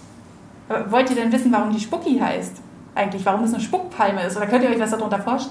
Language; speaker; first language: German; native; German